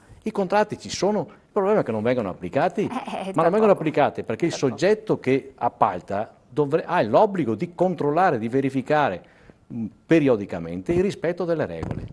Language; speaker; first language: Italian; native; Italian